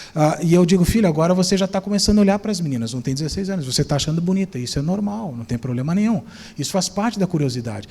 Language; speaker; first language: Portuguese; native; Portuguese